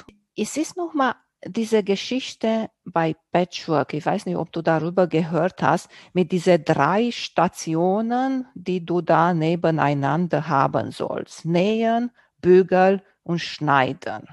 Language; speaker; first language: German; non-native, fluent; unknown